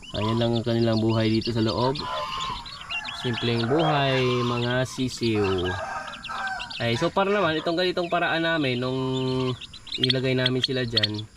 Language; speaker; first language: Filipino; non-native, local second language; Cebuano